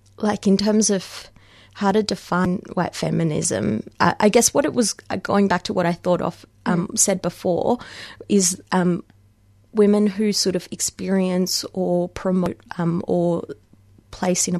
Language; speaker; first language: English; native; English